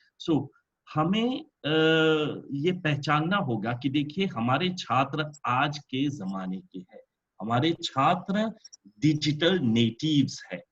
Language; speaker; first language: Hindi; non-native, local second language; French